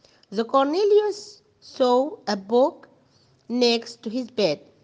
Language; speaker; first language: English; non-native, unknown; Arabic